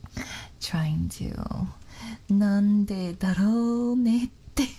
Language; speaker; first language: Japanese; non-native, learner; English